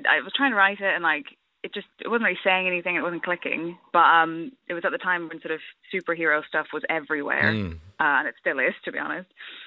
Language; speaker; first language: English; native; English